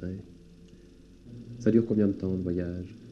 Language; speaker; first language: French; native; French